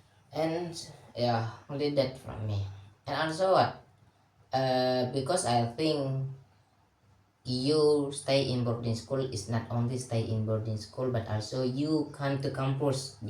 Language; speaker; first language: English; non-native, learner; Indonesian